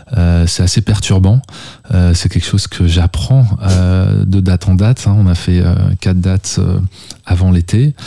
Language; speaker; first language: French; native; French